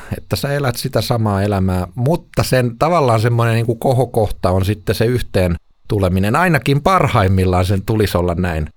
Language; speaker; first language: Finnish; native; Finnish